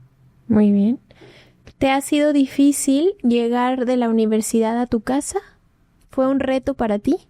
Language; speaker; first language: Spanish; native; Spanish